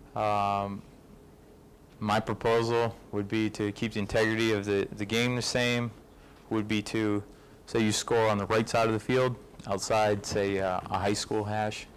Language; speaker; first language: English; native; English